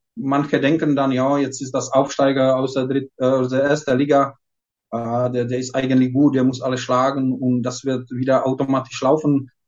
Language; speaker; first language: German; non-native, fluent; Czech